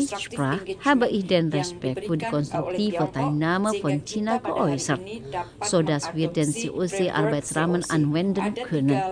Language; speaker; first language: German; non-native, fluent; Indonesian